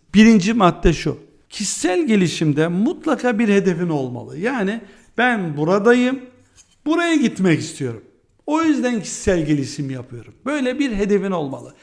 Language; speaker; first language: Turkish; early bilingual, heritage; Turkish